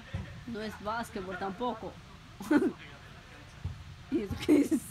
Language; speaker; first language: Spanish; early bilingual, heritage; Spanish